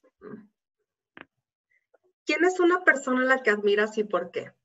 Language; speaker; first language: Spanish; native; Spanish